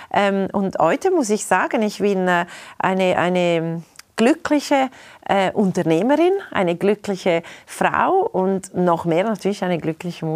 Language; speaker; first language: German; non-native, local second language; Italian